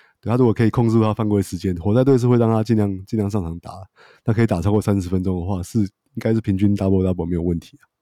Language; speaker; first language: Chinese; native; Chinese